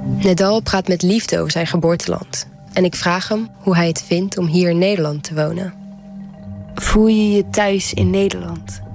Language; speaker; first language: Dutch; early bilingual, heritage; Dutch